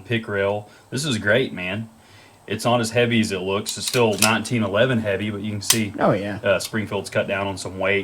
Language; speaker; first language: English; native; English